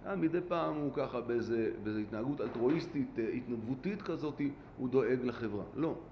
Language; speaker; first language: Hebrew; native; Hebrew